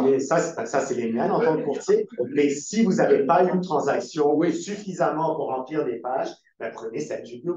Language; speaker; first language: French; native; French